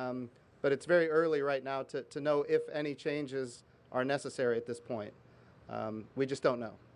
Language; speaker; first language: English; native; English